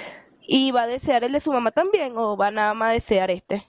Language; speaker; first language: Spanish; native; Spanish